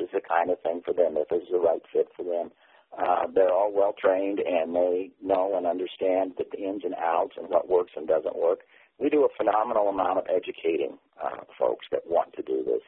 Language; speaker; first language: English; native; English